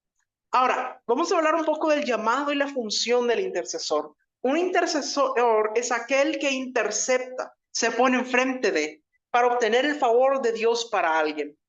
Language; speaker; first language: Spanish; native; Spanish